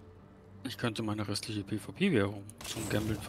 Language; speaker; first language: German; native; German